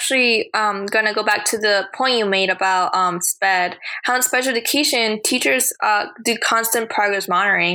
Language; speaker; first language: English; early bilingual, other home language; Spanish